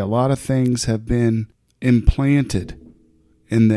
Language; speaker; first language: English; native; English